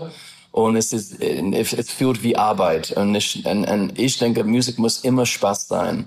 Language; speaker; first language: German; non-native, learner; English